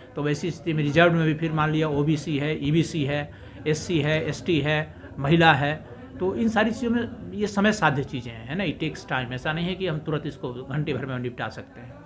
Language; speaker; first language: Hindi; native; Hindi